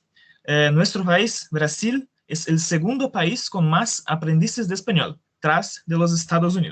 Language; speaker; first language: Spanish; non-native, fluent; Portuguese